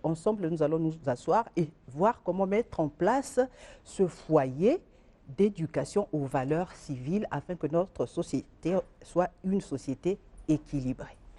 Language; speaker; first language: French; non-native, local second language; Lingala